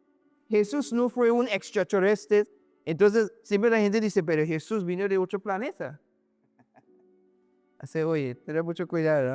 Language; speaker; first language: Spanish; non-native, learner; English